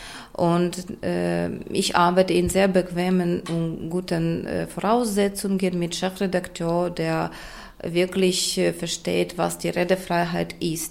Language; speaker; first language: German; non-native, fluent; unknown